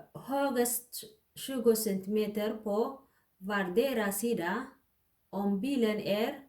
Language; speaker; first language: Swedish; non-native, learner; Tigrinya